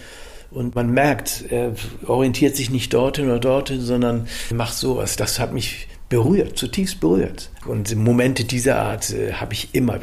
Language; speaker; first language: German; native; German